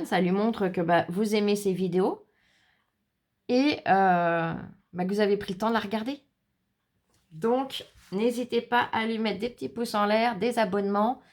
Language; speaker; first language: French; native; French